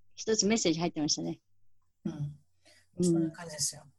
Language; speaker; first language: Japanese; native; Japanese